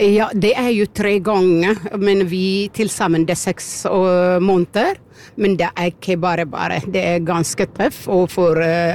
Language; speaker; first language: Norwegian; non-native, learner; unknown